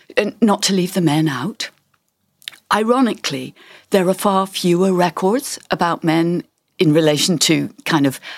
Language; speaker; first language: English; native; English